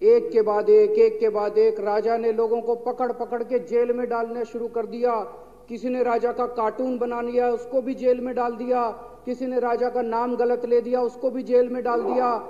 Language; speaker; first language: Hindi; native; Hindi